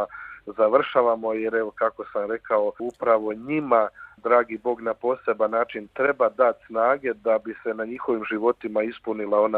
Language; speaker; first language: Croatian; native; Croatian